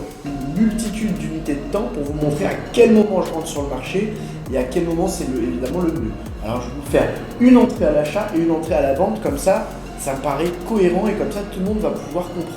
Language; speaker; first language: French; native; French